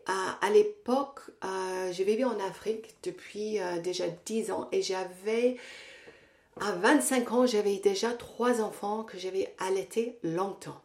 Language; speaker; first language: French; non-native, fluent; English